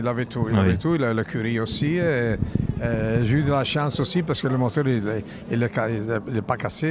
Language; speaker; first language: French; non-native, fluent; Italian